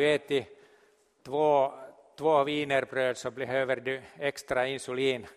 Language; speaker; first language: Swedish; non-native, local second language; Finnish